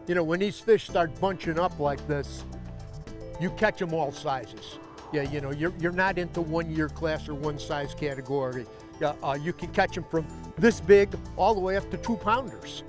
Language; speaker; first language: English; native; English